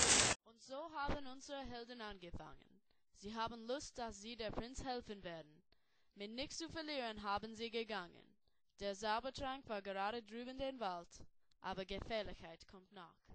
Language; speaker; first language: German; non-native, learner; English